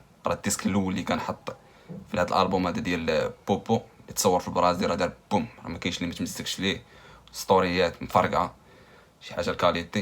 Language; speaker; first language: Arabic; native; Arabic